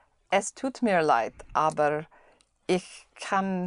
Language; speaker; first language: German; non-native, learner; English